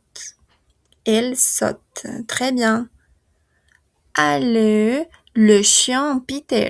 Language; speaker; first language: French; non-native, fluent; Spanish